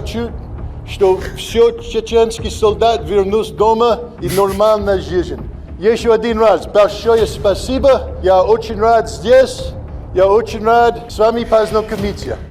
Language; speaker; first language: Russian; non-native, learner; English